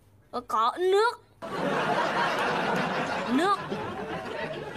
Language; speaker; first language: Vietnamese; non-native, learner; Indonesian